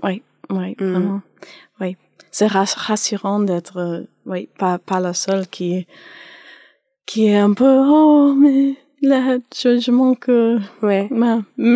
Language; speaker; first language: French; non-native, learner; English